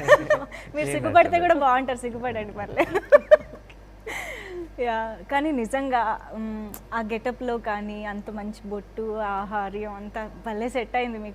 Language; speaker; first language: Telugu; native; Telugu